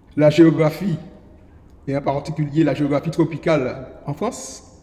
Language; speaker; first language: French; native; French